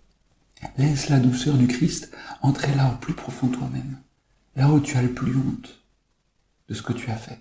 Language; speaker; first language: French; native; French